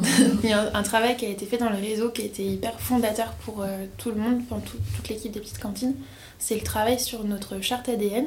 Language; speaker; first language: French; native; French